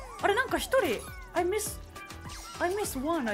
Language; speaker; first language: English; non-native, fluent; Japanese